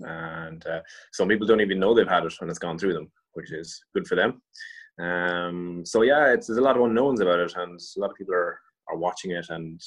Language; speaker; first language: English; native; English